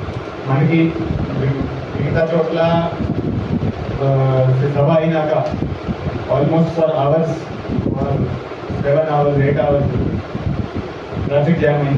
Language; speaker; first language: Telugu; native; Telugu